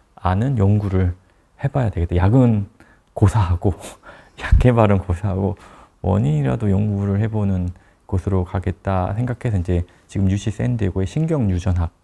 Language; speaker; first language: Korean; native; Korean